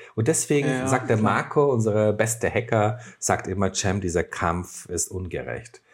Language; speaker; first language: German; non-native, fluent; Turkish